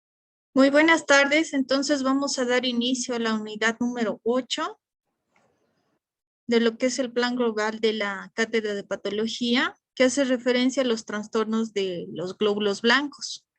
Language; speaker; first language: Spanish; native; Spanish